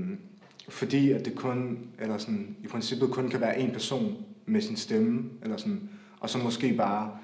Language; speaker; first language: Danish; native; Danish